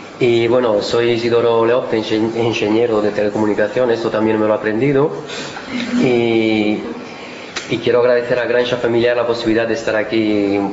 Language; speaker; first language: Spanish; non-native, fluent; Italian